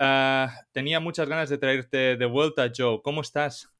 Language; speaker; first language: Spanish; native; Spanish